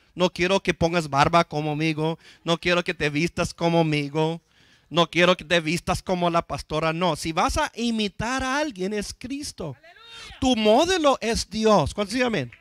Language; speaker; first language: Spanish; non-native, fluent; English